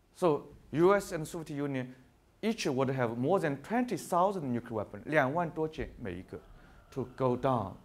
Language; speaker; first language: English; non-native, fluent; Chinese